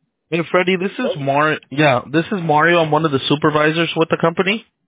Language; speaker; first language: English; early bilingual, other home language; Spanish